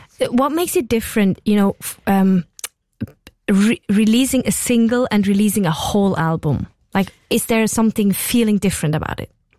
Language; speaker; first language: English; non-native, fluent; German